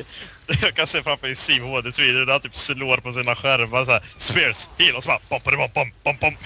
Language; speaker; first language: Swedish; native; Swedish